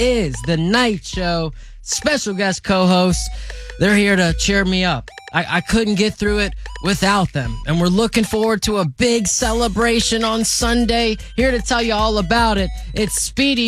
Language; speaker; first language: English; native; English